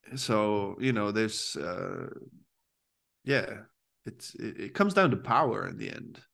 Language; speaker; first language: English; early bilingual, other home language; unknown